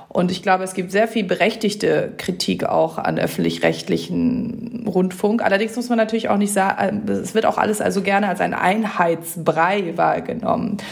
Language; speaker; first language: German; early bilingual, other home language; Persian